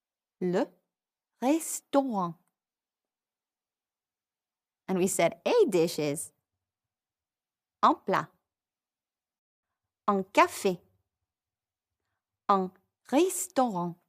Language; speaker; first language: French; non-native, fluent; English